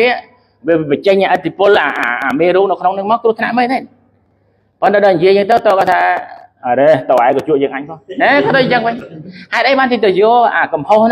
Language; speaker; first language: Khmer; native; Khmer